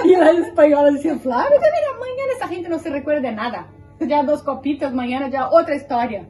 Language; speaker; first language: Spanish; non-native, fluent; Portuguese